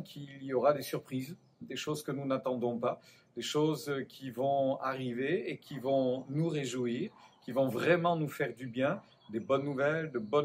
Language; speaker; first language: French; native; French